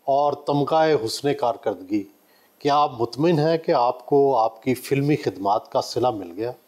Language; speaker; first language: Urdu; non-native, local second language; Punjabi